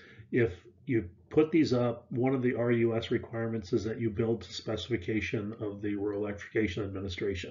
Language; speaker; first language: English; native; English